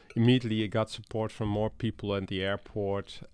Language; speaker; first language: English; non-native, fluent; Dutch